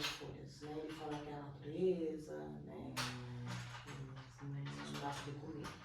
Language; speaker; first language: Portuguese; native; Portuguese